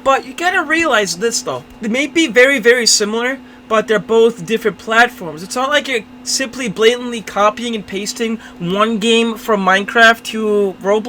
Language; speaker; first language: English; native; English